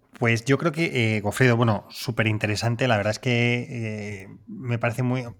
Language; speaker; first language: Spanish; native; Spanish